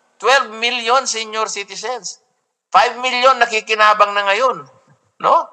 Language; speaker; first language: Filipino; non-native, local second language; Iloko